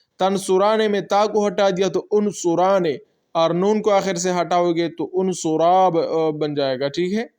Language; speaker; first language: Urdu; non-native, local second language; Pashto